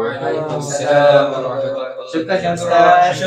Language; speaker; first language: Arabic; non-native, learner; Malay